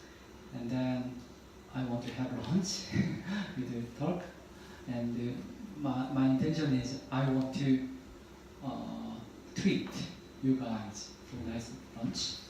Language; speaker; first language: English; non-native, learner; Korean